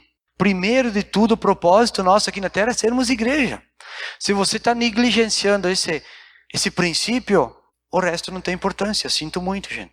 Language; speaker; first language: Portuguese; native; Portuguese